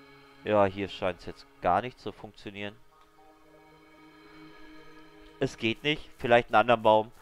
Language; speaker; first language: German; native; German